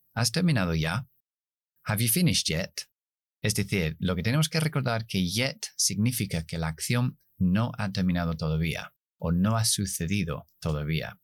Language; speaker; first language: Spanish; non-native, fluent; English